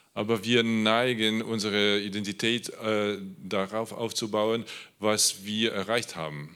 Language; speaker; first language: German; non-native, learner; Polish